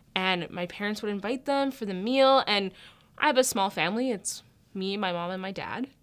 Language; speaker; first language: English; native; English